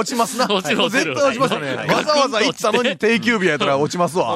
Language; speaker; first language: Japanese; native; Japanese